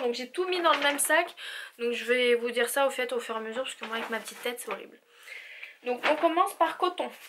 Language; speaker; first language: French; native; French